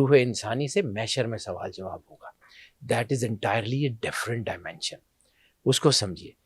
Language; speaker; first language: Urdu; non-native, local second language; Punjabi